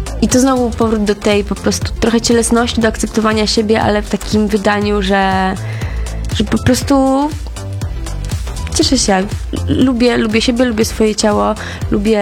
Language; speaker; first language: Polish; native; Polish